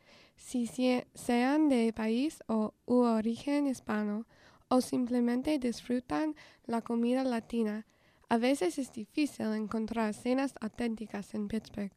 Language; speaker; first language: Spanish; non-native, fluent; English